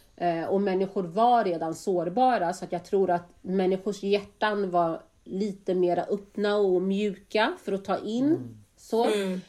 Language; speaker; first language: Swedish; native; Swedish